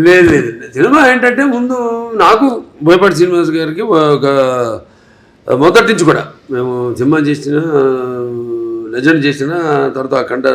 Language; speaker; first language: Telugu; native; Telugu